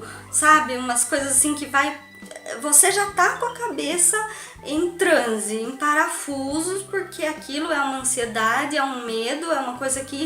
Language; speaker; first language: Portuguese; native; Portuguese